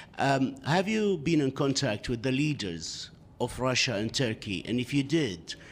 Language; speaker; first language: English; non-native, fluent; Arabic